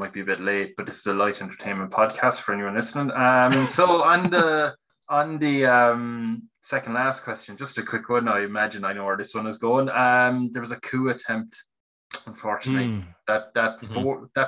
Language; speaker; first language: English; native; English